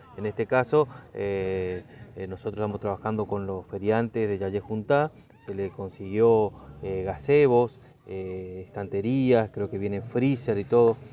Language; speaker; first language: Spanish; native; Spanish